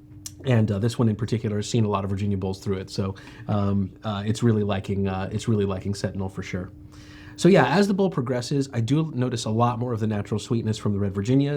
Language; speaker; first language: English; native; English